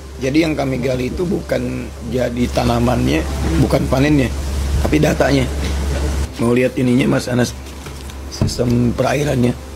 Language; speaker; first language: Indonesian; native; Indonesian